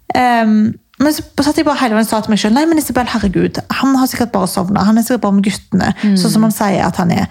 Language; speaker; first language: Norwegian; native; Norwegian